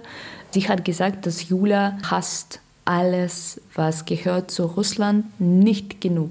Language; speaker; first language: German; non-native, learner; Russian